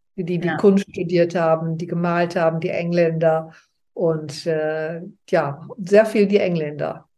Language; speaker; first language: German; native; German